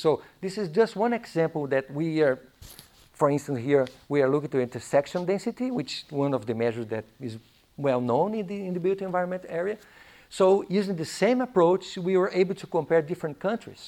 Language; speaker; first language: English; non-native, fluent; Portuguese